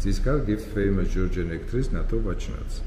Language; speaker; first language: English; non-native, learner; Georgian